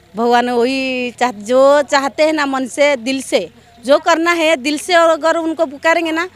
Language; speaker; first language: Hindi; non-native, local second language; Odia